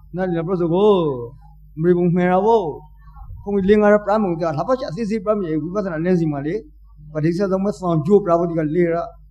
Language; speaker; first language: Burmese; native; Burmese